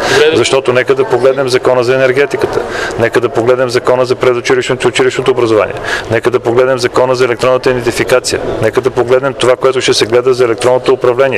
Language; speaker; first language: Bulgarian; native; Bulgarian